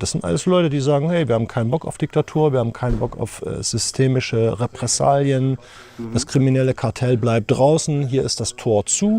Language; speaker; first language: German; native; German